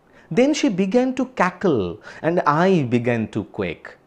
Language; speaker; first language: English; non-native, local second language; Bangla